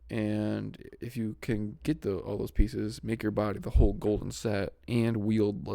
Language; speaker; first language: English; native; English